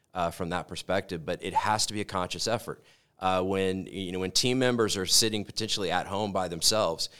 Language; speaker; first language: English; native; English